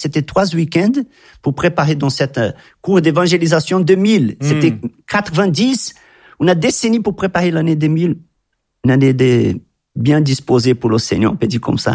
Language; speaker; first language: French; non-native, fluent; Italian